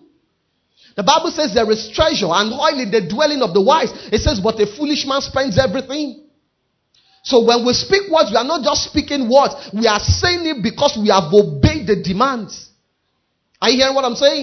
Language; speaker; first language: English; non-native, local second language; Yoruba